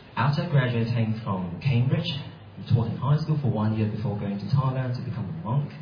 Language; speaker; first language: English; non-native, local second language; Cantonese